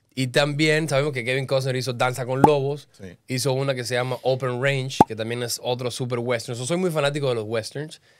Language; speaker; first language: Spanish; native; Spanish